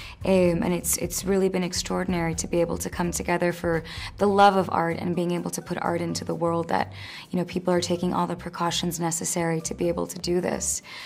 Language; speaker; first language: English; early bilingual, other home language; Spanish